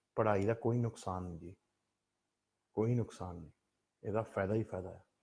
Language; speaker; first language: Punjabi; early bilingual, heritage; Punjabi